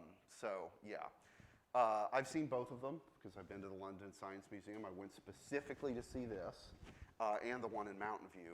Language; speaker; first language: English; native; English